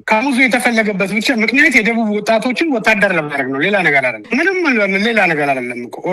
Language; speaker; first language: Amharic; native; Amharic